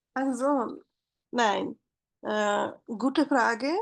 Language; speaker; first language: German; non-native, learner; Bangla